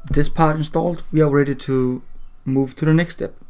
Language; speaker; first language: English; non-native, learner; Danish